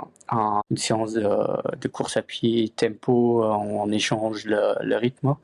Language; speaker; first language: French; non-native, fluent; Luxembourgish